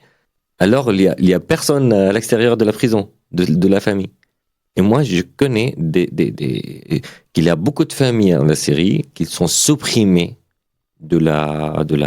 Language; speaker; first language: French; non-native, learner; Arabic